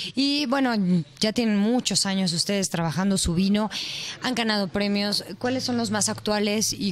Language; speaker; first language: Spanish; native; Spanish